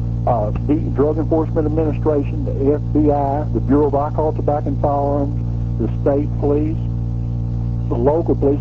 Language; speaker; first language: English; native; English